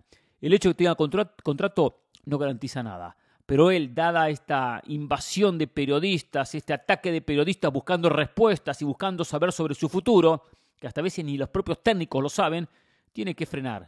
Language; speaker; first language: Spanish; native; Spanish